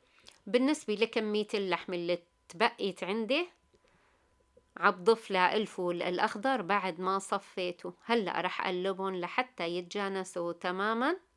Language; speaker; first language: Arabic; native; Arabic